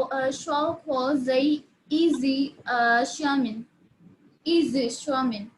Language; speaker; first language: Chinese; non-native, learner; Hindi